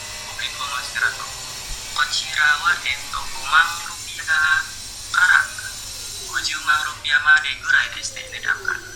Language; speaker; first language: Japanese; non-native, learner; Indonesian